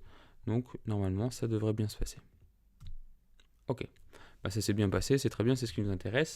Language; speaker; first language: French; native; French